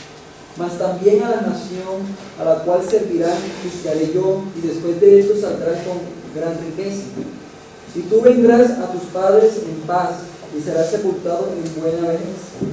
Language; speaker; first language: Spanish; native; Spanish